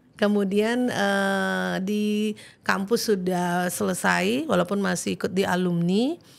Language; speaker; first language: Indonesian; native; Indonesian